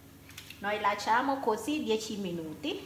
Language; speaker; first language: Italian; non-native, learner; Thai